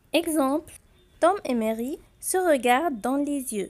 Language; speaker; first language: French; non-native, fluent; Arabic